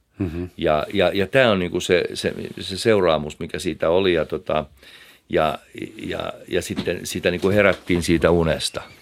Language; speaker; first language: Finnish; native; Finnish